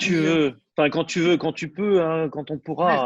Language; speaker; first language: French; native; French